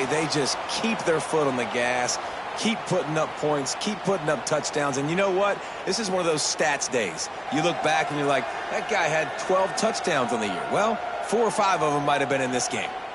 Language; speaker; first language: English; native; English